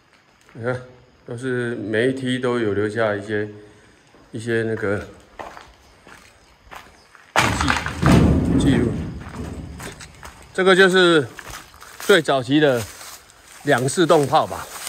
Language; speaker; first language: Chinese; native; Chinese